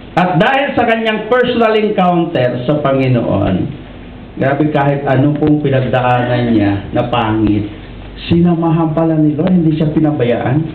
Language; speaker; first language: Filipino; non-native, local second language; Iloko